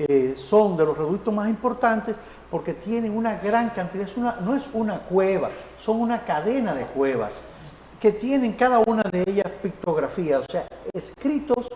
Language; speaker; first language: Spanish; native; Spanish